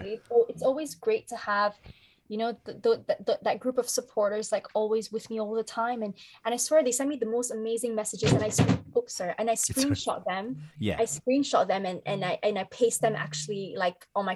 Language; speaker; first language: English; native; English